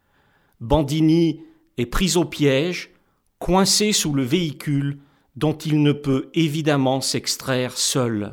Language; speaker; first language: French; native; French